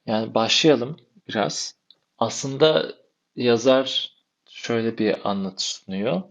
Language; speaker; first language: Turkish; native; Turkish